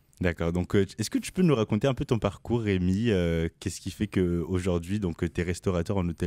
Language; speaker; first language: French; native; French